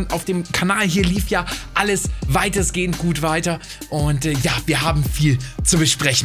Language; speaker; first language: German; native; German